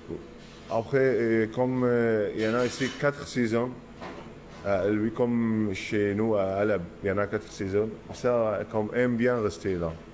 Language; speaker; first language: French; non-native, learner; Arabic